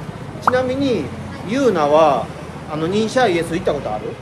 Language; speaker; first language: Japanese; native; Japanese